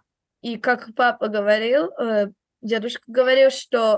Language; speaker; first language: Russian; early bilingual, heritage; Russian